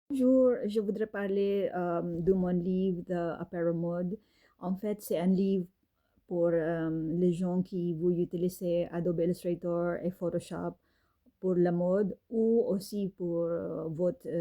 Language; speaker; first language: French; non-native, learner; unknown